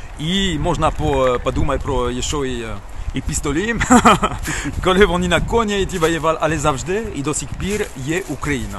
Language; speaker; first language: Ukrainian; non-native, learner; French